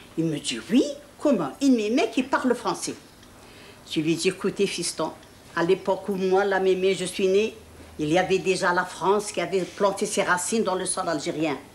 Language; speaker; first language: French; non-native, local second language; Arabic